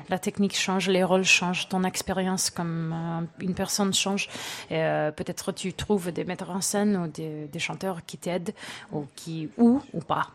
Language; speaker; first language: French; non-native, fluent; Spanish